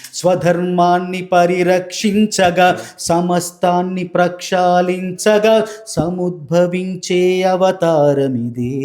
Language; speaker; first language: Telugu; native; Telugu